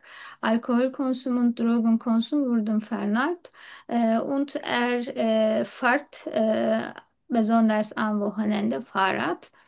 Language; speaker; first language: German; non-native, learner; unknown